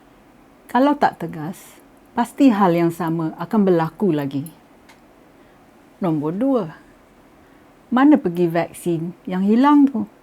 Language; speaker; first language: Malay; native; Malay